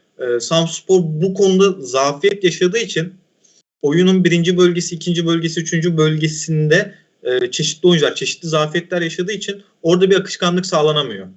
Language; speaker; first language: Turkish; native; Turkish